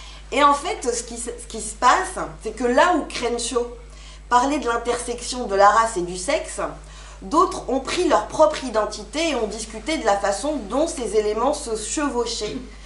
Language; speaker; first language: French; non-native, local second language; Arabic